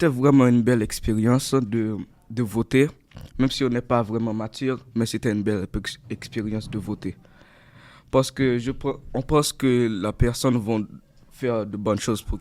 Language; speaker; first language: French; non-native, local second language; Haitian Creole